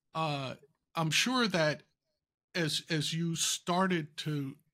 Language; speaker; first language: English; native; English